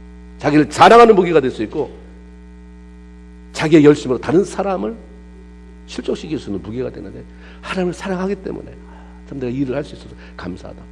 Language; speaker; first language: Korean; native; Korean